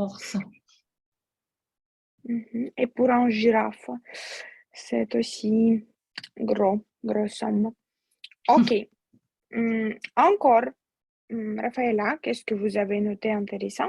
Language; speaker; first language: French; non-native, fluent; Russian